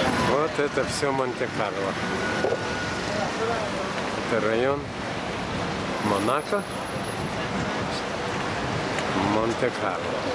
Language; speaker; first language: Russian; non-native, fluent; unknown